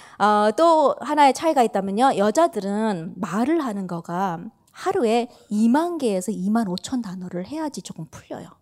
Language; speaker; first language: Korean; early bilingual, heritage; Korean